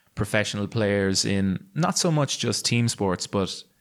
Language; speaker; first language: English; native; English